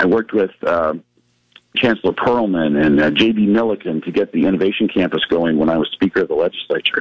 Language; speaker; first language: English; native; English